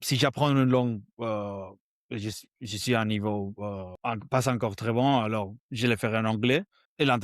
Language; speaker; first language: French; non-native, fluent; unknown